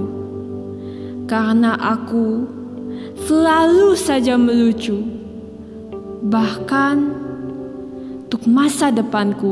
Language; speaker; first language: Indonesian; native; Indonesian